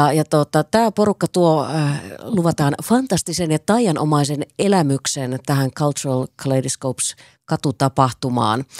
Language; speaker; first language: Finnish; native; Finnish